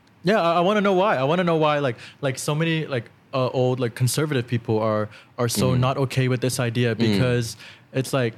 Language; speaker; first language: English; early bilingual, other home language; Thai